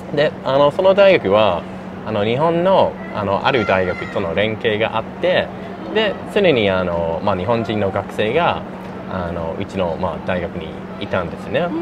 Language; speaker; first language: Japanese; non-native, fluent; English